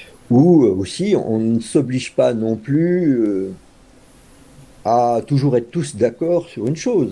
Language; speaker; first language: French; native; French